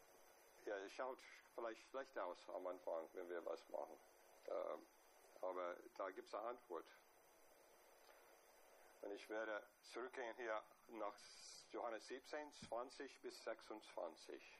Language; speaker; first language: German; non-native, fluent; English